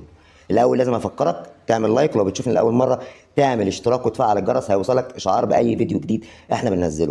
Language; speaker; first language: Arabic; native; Arabic